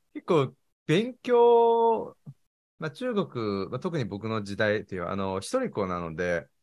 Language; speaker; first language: Japanese; non-native, fluent; Chinese